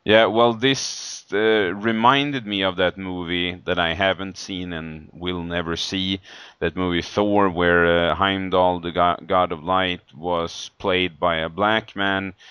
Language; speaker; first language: English; non-native, fluent; Swedish